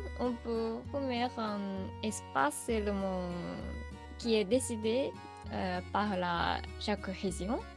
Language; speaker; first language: French; non-native, learner; Japanese